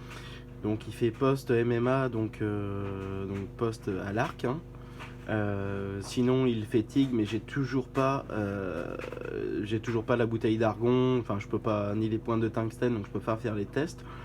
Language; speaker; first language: French; native; French